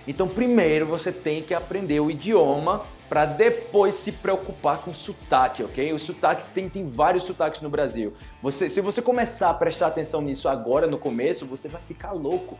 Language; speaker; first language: Portuguese; native; Portuguese